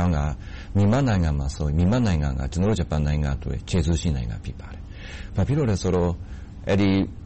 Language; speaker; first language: Burmese; non-native, fluent; Japanese